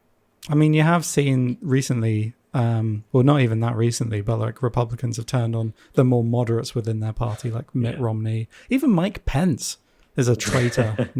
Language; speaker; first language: English; native; English